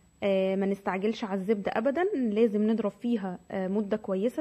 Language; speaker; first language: Arabic; native; Arabic